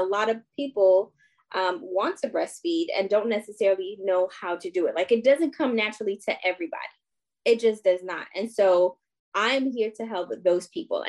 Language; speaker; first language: English; non-native, fluent; French